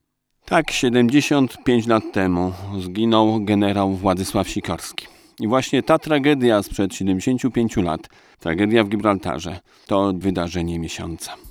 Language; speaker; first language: Polish; native; Polish